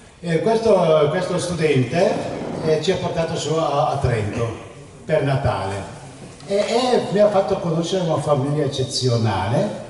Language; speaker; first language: Italian; non-native, fluent; Hungarian